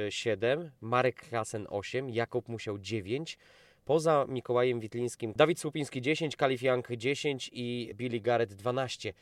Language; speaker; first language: Polish; native; Polish